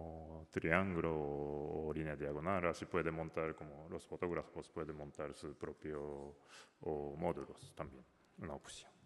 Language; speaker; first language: Spanish; non-native, learner; Japanese